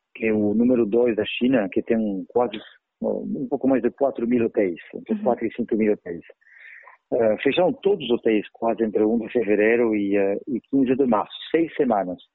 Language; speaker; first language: Portuguese; non-native, fluent; French